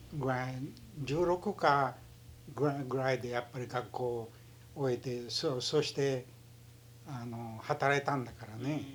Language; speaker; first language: Japanese; early bilingual, heritage; Japanese